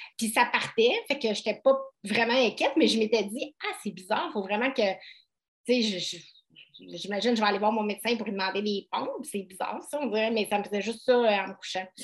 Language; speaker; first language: French; native; French